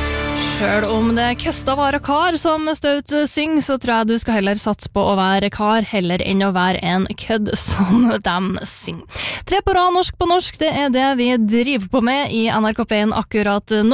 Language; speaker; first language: Norwegian; native; Norwegian